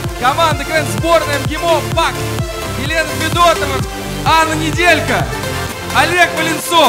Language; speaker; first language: Russian; native; Russian